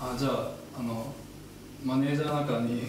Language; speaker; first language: Japanese; non-native, fluent; German